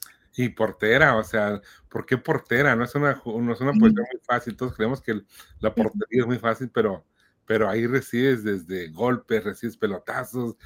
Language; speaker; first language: Spanish; native; Spanish